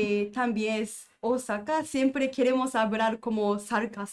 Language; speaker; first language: Spanish; non-native, learner; Japanese